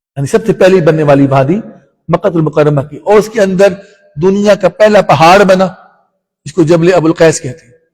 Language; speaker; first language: Urdu; non-native, local second language; Punjabi